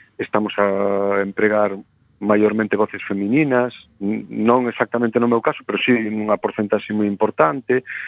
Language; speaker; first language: Galician; native; Galician